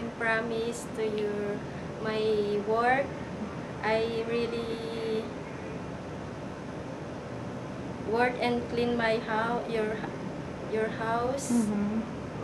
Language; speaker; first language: English; non-native, learner; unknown